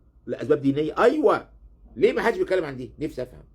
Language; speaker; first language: Arabic; native; Arabic